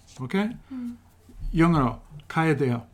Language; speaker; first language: Korean; non-native, fluent; English